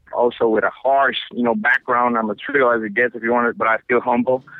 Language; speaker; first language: English; non-native, fluent; Spanish